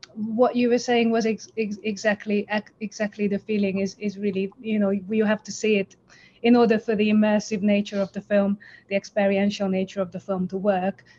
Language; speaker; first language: English; non-native, fluent; Hungarian